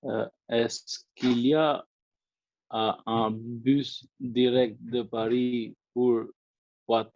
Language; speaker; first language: French; non-native, learner; Albanian